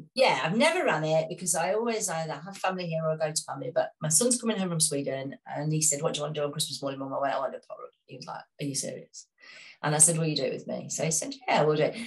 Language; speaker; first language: English; native; English